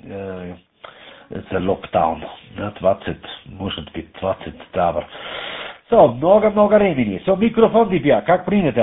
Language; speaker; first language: Russian; non-native, learner; German